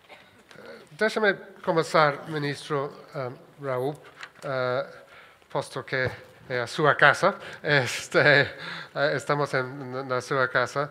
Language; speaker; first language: Portuguese; non-native, fluent; Spanish